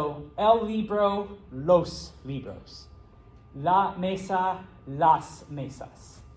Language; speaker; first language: Spanish; non-native, fluent; English